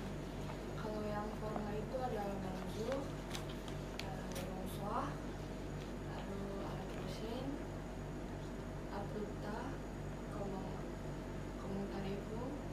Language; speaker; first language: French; non-native, learner; Indonesian